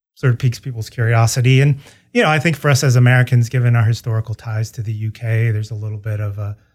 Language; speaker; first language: English; native; English